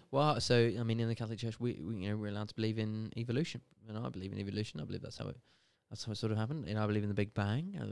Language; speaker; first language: English; native; English